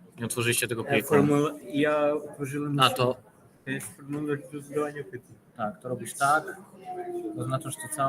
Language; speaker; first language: Polish; non-native, fluent; Ukrainian